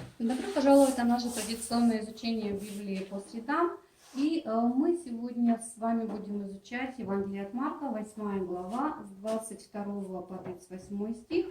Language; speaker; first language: Russian; native; Russian